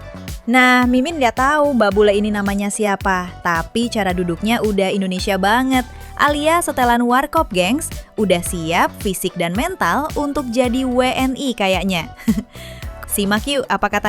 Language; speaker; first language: Indonesian; native; Indonesian